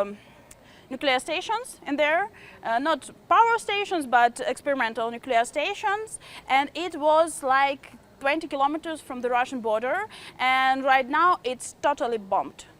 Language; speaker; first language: English; non-native, fluent; Ukrainian